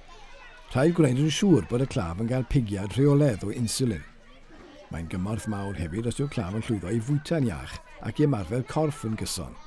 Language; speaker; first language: Welsh; native; Welsh